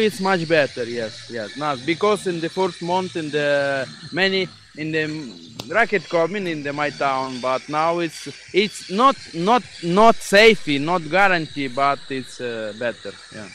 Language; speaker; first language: English; non-native, learner; Ukrainian